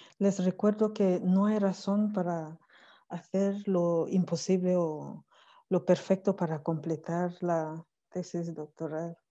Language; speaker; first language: Spanish; non-native, fluent; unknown